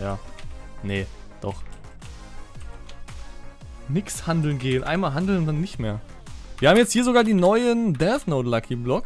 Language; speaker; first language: German; native; German